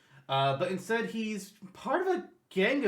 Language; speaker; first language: English; native; English